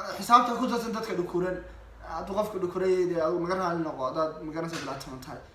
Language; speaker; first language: Somali; early bilingual, heritage; Somali